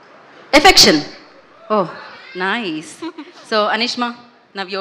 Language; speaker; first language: Telugu; native; Telugu